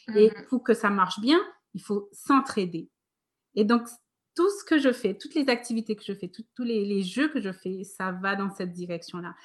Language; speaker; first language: French; native; French